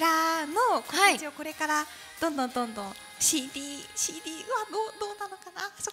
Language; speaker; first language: Japanese; native; Japanese